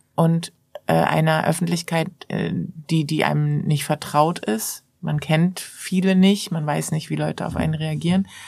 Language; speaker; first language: German; early bilingual, other home language; Persian